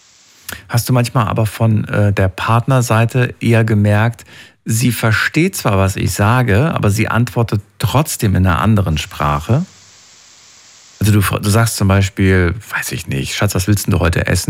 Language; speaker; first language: German; native; German